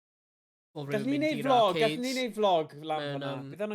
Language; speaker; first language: Welsh; native; Welsh